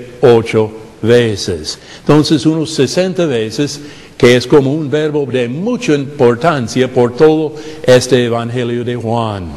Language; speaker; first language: Spanish; non-native, fluent; English